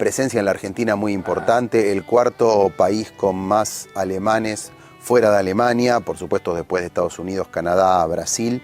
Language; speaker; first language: Spanish; native; Spanish